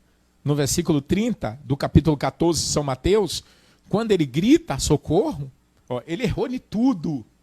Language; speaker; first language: Portuguese; native; Portuguese